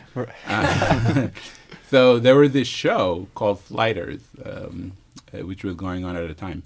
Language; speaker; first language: English; non-native, fluent; Wolof